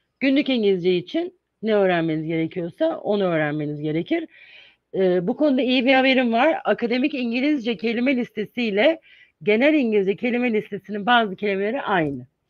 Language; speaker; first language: Turkish; native; Turkish